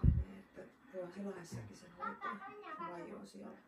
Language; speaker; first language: Finnish; native; Finnish